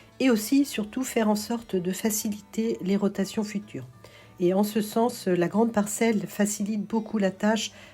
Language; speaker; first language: French; native; French